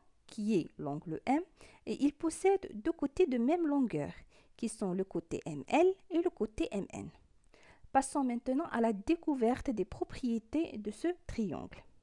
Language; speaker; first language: French; non-native, local second language; Arabic